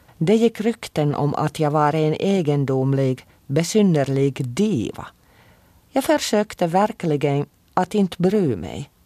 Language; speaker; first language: Swedish; non-native, local second language; Finnish